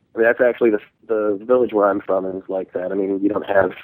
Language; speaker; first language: English; early bilingual, other home language; Hindi